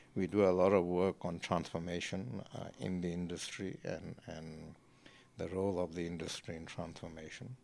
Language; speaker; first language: English; native; English